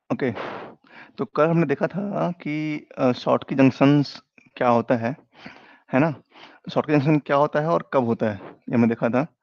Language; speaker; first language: Hindi; native; Hindi